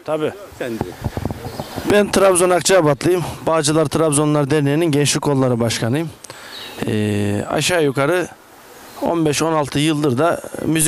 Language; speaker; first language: Turkish; native; Turkish